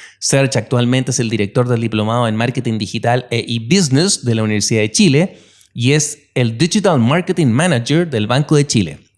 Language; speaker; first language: Spanish; native; Spanish